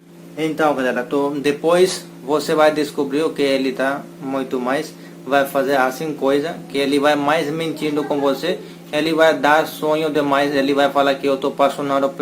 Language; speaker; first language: Portuguese; non-native, learner; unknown